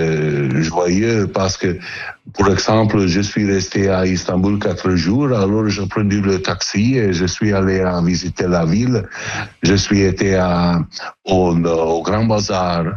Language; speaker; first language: French; non-native, learner; Italian